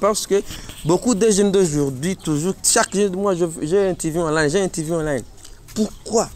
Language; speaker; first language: French; non-native, learner; Rundi